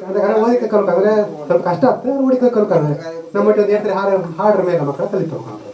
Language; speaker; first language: Kannada; non-native, local second language; Konkani